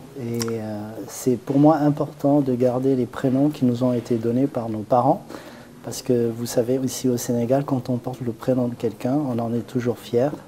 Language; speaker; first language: French; native; French